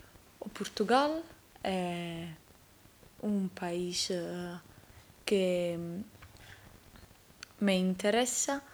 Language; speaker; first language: Portuguese; non-native, learner; Italian